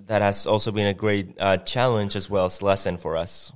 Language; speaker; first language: English; non-native, fluent; Spanish